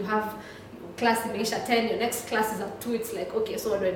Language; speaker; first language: English; non-native, local second language; Swahili